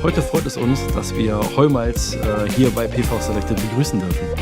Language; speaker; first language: German; native; German